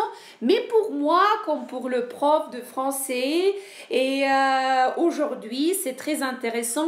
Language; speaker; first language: French; non-native, fluent; Ukrainian